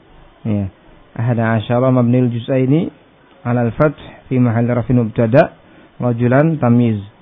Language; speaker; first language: Arabic; non-native, fluent; Indonesian